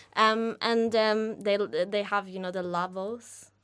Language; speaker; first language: English; non-native, fluent; Norwegian